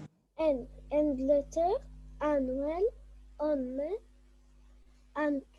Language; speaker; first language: French; non-native, learner; Arabic